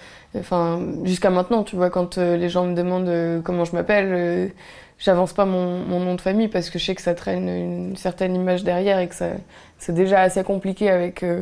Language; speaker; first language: French; native; French